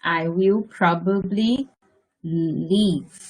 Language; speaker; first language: English; non-native, fluent; Portuguese